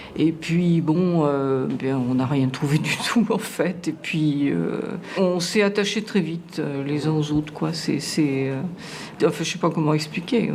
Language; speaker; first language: French; native; French